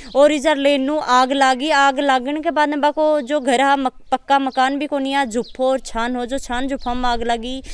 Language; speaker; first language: Hindi; native; Hindi